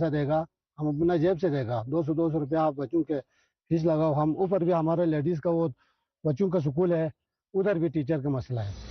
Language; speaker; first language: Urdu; non-native, local second language; Balti